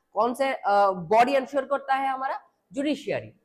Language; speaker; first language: Hindi; non-native, local second language; Bangla